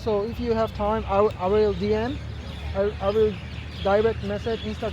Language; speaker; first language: English; non-native, learner; Korean